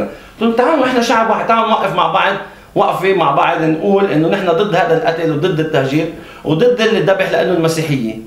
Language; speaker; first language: Arabic; native; Arabic